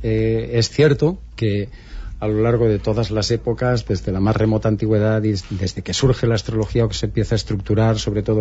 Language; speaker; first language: Spanish; native; Spanish